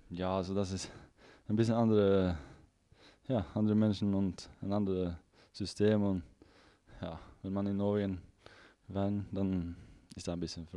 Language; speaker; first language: German; non-native, learner; Norwegian